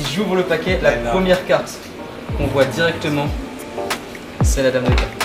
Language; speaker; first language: French; native; French